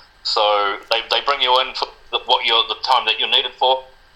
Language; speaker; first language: English; non-native, local second language; Spanish